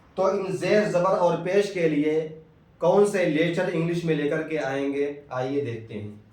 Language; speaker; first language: Urdu; native; Urdu